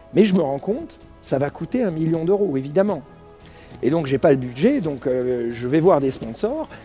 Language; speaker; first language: French; early bilingual, other home language; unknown